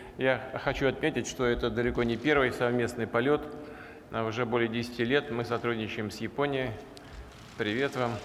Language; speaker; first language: Russian; native; Russian